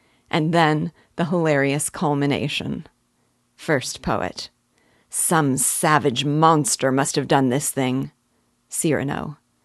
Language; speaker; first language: English; native; English